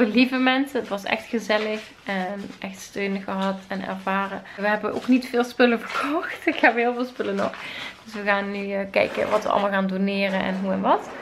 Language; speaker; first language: Dutch; native; Dutch